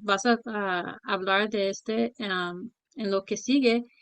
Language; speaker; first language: Spanish; early bilingual, heritage; Spanish